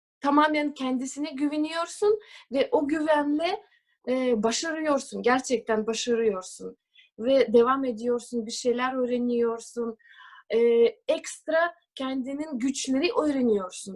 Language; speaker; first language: Turkish; non-native, fluent; Russian